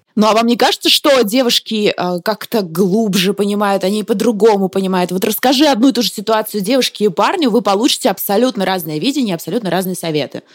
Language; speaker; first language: Russian; native; Russian